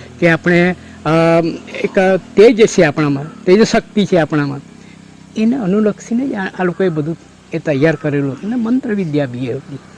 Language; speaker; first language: Gujarati; non-native, local second language; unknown